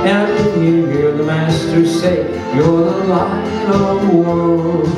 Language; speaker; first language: English; native; English